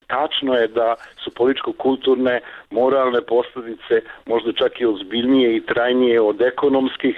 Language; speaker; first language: Serbian; native; Serbian